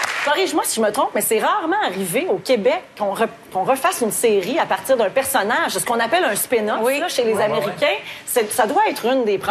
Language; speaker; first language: French; native; French